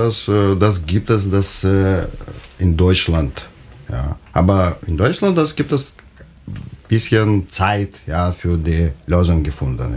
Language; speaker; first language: German; non-native, learner; Russian